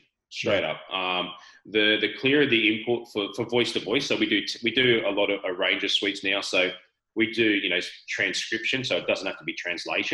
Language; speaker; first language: English; native; English